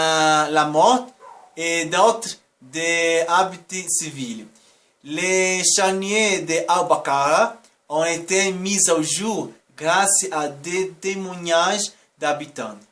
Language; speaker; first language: French; non-native, learner; Portuguese